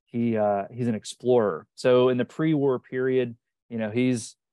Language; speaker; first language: English; native; English